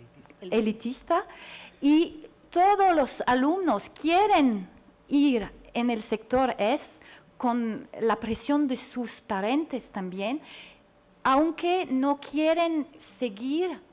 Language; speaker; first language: Spanish; non-native, learner; French